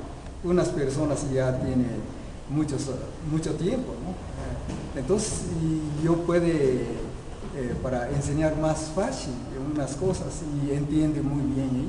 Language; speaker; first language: Spanish; non-native, learner; Japanese